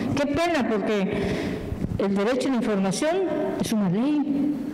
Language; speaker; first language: Spanish; non-native, local second language; Yucateco